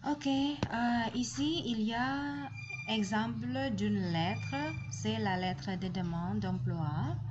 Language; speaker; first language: French; non-native, fluent; Indonesian